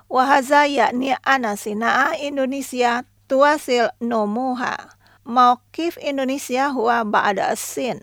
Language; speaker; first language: Arabic; non-native, fluent; Indonesian